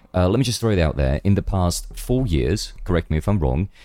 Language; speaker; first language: English; non-native, fluent; Czech